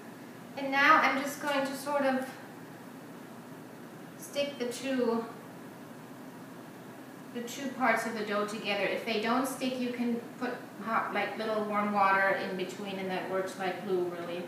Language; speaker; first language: English; non-native, fluent; German